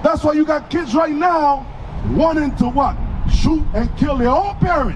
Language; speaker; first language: English; early bilingual, other home language; Spanish